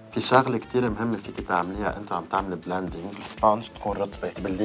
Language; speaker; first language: Arabic; native; Arabic